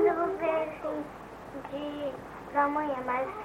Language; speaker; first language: Portuguese; early bilingual, heritage; Portuguese